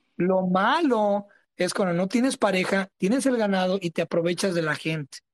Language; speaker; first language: Spanish; early bilingual, heritage; Spanish